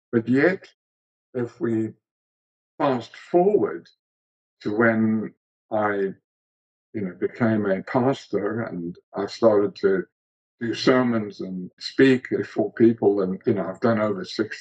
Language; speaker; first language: English; early bilingual, other home language; Greek